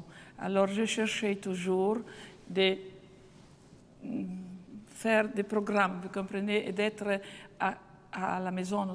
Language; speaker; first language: French; non-native, fluent; Italian